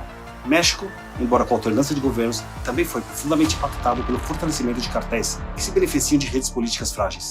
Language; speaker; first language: Portuguese; native; Portuguese